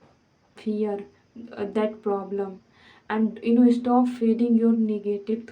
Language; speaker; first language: English; non-native, fluent; Hindi